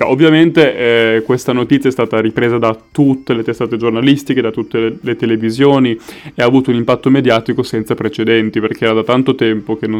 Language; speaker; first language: Italian; native; Italian